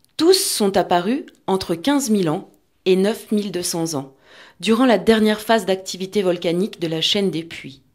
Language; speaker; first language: French; native; French